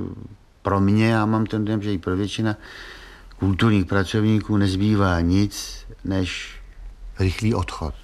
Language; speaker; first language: Czech; native; Czech